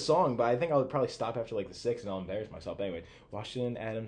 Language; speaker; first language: English; native; English